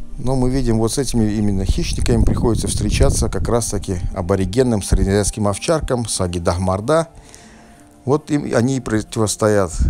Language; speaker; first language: Russian; non-native, local second language; Tajik